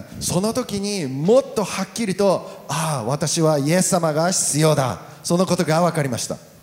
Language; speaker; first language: Japanese; native; Japanese